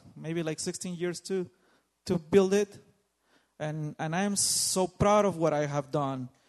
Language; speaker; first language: English; non-native, fluent; Spanish